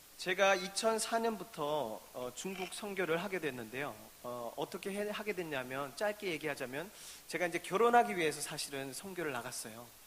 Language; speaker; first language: Korean; native; Korean